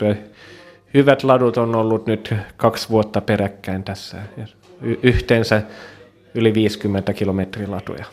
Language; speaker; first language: Finnish; non-native, local second language; Swedish